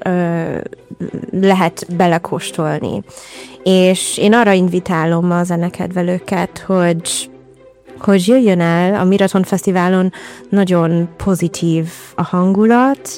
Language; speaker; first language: Hungarian; non-native, fluent; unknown